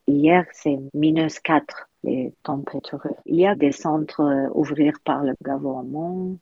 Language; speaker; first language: French; non-native, learner; Arabic